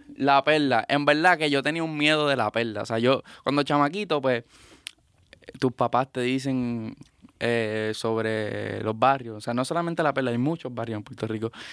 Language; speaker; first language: Spanish; native; Spanish